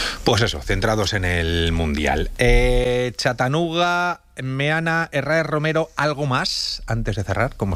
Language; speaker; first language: Spanish; native; Spanish